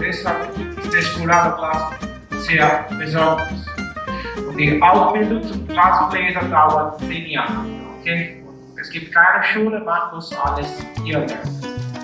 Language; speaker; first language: German; non-native, fluent; Italian